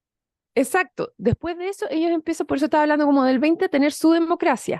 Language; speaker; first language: Spanish; native; Spanish